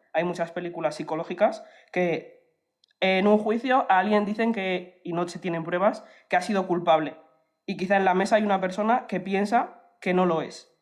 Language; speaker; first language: Spanish; early bilingual, other home language; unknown